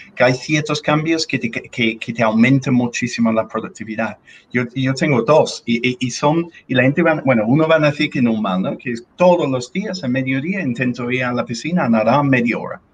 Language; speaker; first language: Spanish; non-native, fluent; English